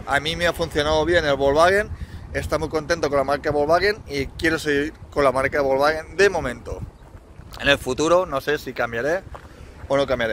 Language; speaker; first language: Spanish; native; Spanish